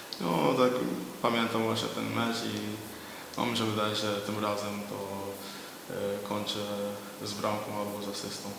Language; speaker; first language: Polish; non-native, fluent; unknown